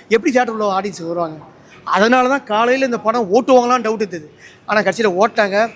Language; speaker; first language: Tamil; native; Tamil